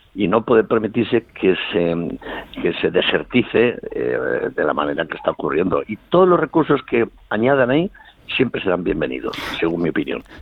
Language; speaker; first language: Spanish; native; Spanish